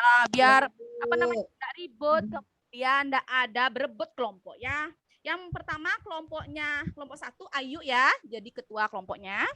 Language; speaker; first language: Indonesian; native; Indonesian